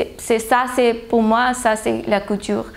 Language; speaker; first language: French; non-native, learner; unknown